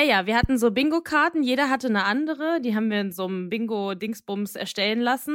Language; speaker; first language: German; native; German